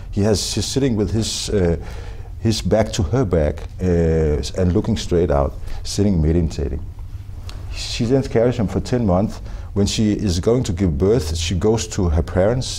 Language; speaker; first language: English; non-native, fluent; Danish